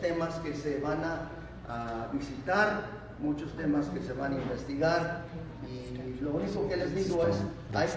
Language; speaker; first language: Spanish; early bilingual, heritage; Spanish